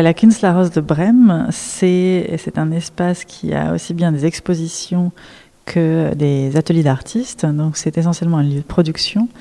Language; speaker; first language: French; native; French